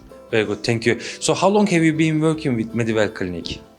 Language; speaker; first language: English; non-native, fluent; Turkish